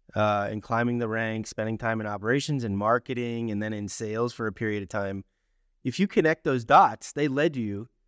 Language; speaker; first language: English; native; English